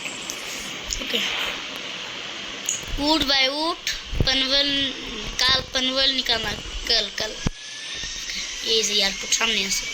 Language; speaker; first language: Hindi; non-native, local second language; Bangla